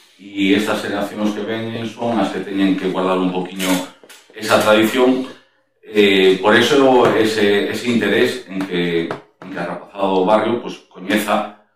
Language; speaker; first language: Galician; non-native, local second language; Spanish